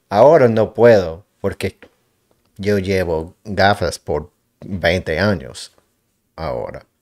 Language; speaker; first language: Spanish; non-native, learner; English